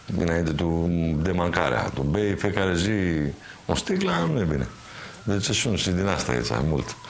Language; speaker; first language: Romanian; non-native, learner; Greek